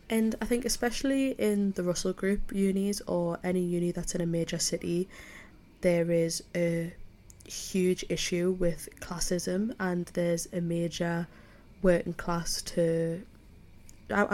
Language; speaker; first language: English; native; English